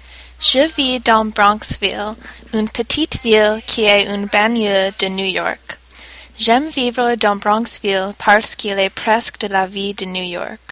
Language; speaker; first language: French; non-native, learner; English